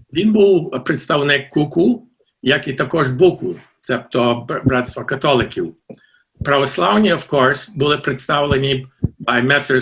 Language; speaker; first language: Ukrainian; early bilingual, heritage; Ukrainian